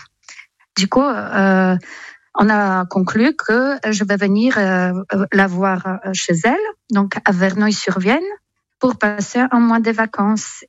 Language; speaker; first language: French; non-native, fluent; Polish